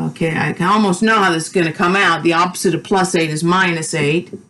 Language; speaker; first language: English; native; English